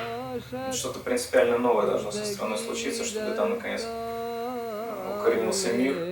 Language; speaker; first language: Russian; native; Russian